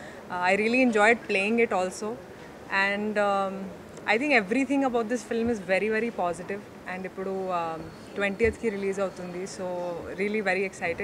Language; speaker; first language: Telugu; non-native, local second language; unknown